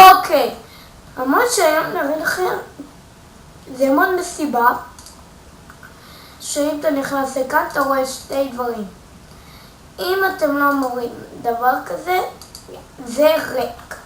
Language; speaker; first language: Hebrew; native; Hebrew